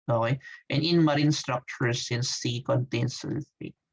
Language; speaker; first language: English; non-native, local second language; Filipino